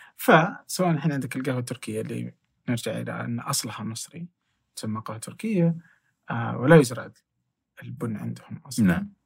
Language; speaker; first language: Arabic; native; Arabic